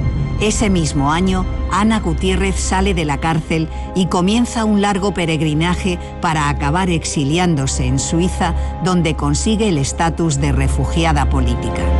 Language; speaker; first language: Spanish; native; Spanish